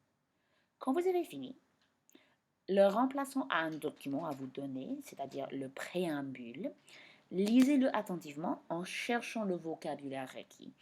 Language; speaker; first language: French; non-native, fluent; English